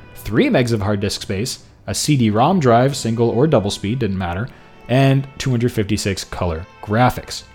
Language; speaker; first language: English; native; English